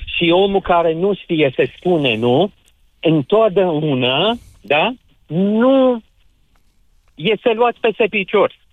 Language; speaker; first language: Romanian; non-native, fluent; Arabic